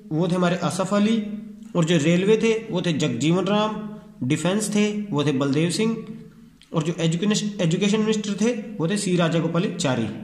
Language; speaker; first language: Hindi; non-native, local second language; Punjabi